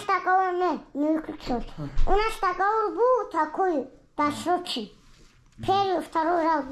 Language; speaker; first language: Russian; non-native, local second language; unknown